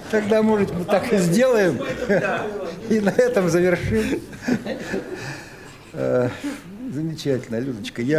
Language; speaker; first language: Russian; native; Russian